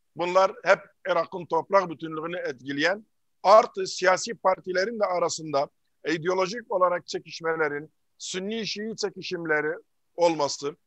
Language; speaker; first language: Turkish; early bilingual, heritage; Arabic